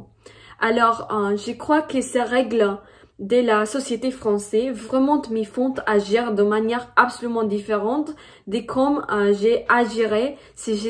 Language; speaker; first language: French; non-native, fluent; Spanish